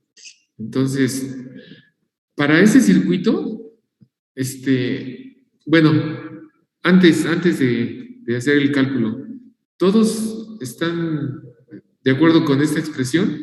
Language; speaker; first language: Spanish; native; Spanish